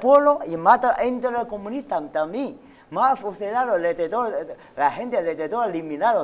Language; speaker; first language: Spanish; non-native, learner; Chinese